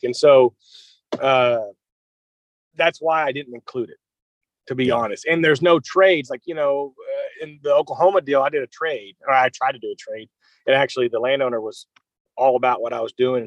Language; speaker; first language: English; native; English